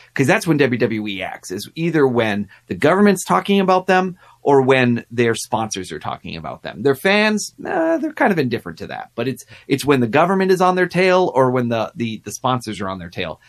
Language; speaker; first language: English; native; English